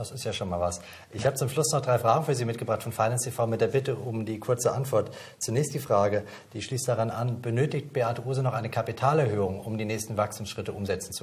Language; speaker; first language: German; native; German